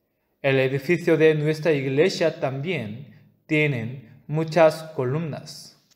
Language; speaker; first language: Spanish; non-native, fluent; Korean